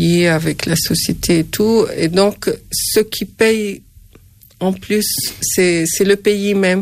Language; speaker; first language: French; non-native, fluent; Arabic